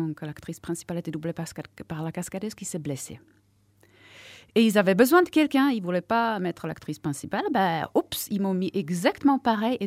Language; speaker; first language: French; non-native, fluent; Czech